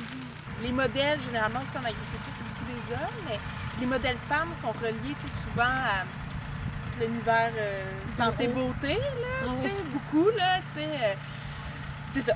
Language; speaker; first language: French; native; French